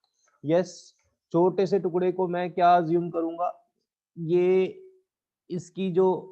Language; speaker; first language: Hindi; native; Hindi